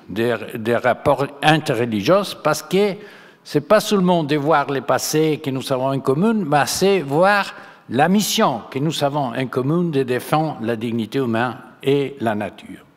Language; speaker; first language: French; non-native, fluent; Spanish